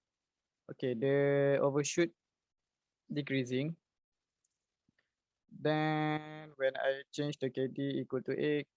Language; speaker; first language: English; non-native, learner; Malay